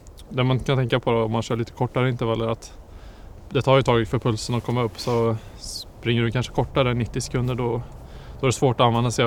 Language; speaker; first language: Swedish; native; Swedish